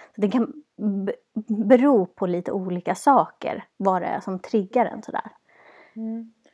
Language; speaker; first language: Swedish; native; Swedish